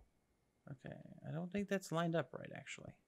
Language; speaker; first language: English; native; English